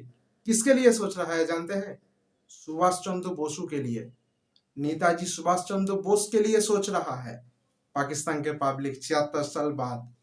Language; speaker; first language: Hindi; non-native, local second language; Bangla